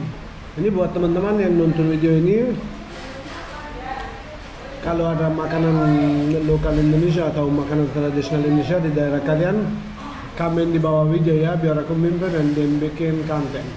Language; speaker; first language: Indonesian; non-native, learner; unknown